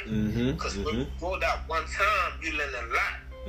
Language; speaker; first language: English; non-native, local second language; Akan